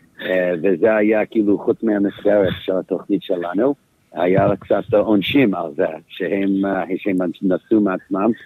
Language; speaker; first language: Hebrew; non-native, fluent; English